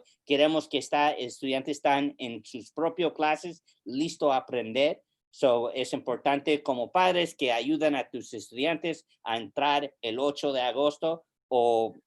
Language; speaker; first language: Spanish; early bilingual, heritage; English